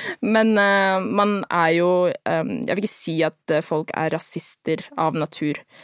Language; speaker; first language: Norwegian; early bilingual, other home language; Filipino